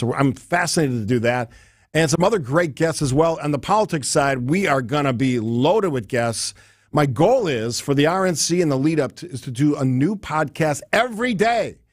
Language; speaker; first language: English; native; English